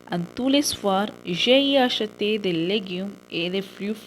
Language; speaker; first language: French; non-native, learner; Tamil